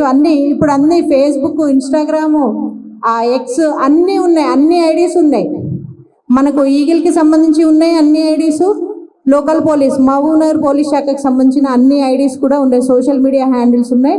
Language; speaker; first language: Telugu; native; Telugu